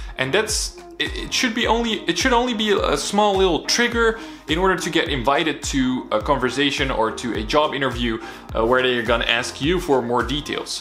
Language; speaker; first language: English; non-native, fluent; Dutch